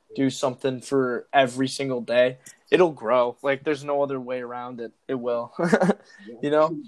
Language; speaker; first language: English; native; English